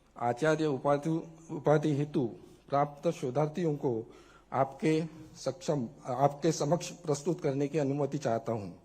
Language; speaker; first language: Hindi; non-native, local second language; Marathi